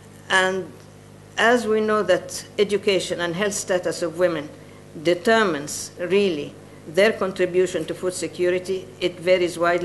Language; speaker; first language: English; non-native, fluent; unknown